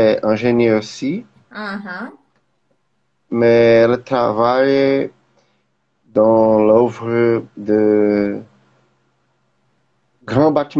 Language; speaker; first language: French; non-native, learner; Portuguese